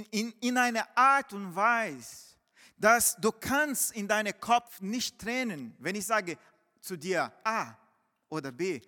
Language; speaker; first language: German; non-native, fluent; Portuguese